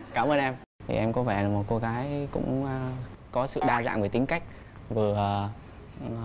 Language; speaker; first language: Vietnamese; native; Vietnamese